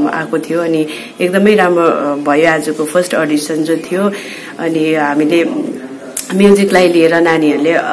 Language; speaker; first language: Nepali; native; Nepali